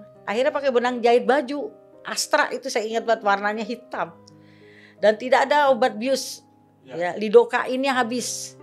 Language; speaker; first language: Indonesian; native; Indonesian